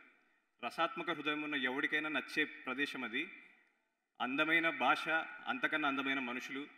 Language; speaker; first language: Telugu; native; Telugu